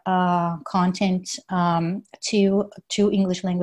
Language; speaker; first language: English; non-native, fluent; Portuguese